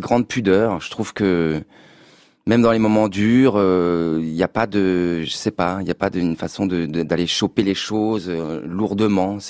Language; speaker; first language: French; native; French